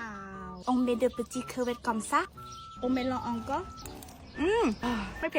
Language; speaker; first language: French; non-native, learner; Thai